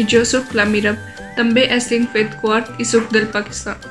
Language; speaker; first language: Catalan; non-native, learner; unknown